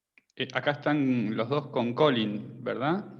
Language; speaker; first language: Spanish; native; Spanish